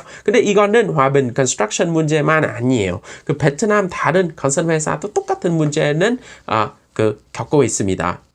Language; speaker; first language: Korean; non-native, fluent; Vietnamese